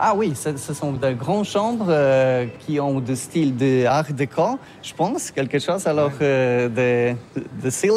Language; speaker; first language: French; non-native, learner; Polish